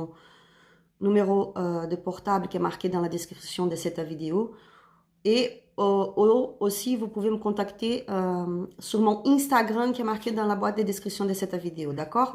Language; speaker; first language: French; non-native, learner; Spanish